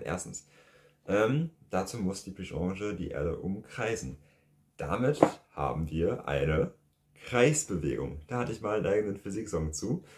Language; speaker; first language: German; native; German